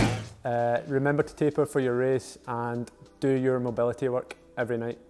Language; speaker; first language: English; native; English